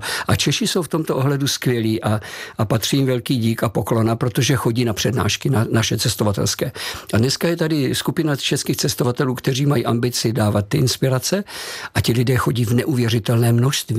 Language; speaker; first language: Czech; native; Czech